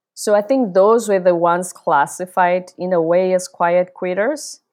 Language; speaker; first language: English; non-native, local second language; Zulu